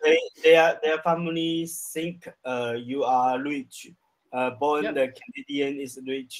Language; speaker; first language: English; non-native, learner; Chinese